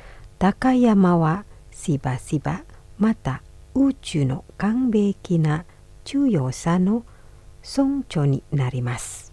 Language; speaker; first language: Japanese; non-native, fluent; Indonesian